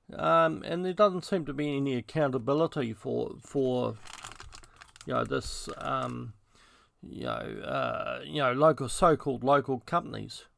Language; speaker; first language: English; native; English